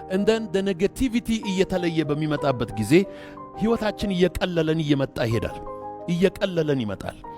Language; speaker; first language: Amharic; non-native, local second language; Oromo